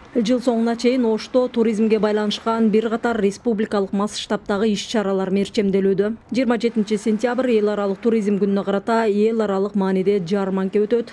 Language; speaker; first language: Kyrgyz; native; Kyrgyz